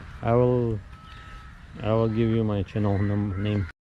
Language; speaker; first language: English; non-native, learner; Ukrainian